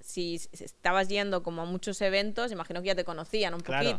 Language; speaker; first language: Spanish; native; Spanish